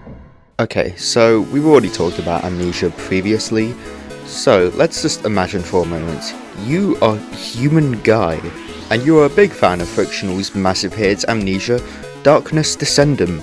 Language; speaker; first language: English; native; English